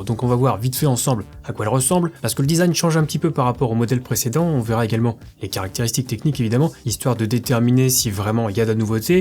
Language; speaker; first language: French; native; French